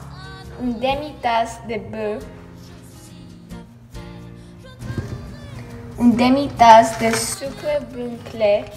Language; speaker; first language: French; non-native, learner; English